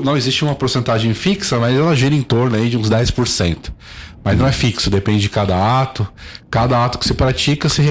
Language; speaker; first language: Portuguese; native; Portuguese